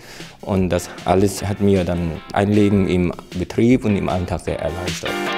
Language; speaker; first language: German; non-native, fluent; Vietnamese